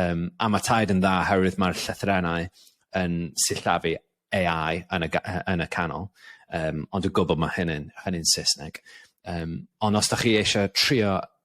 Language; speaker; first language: Welsh; non-native, local second language; English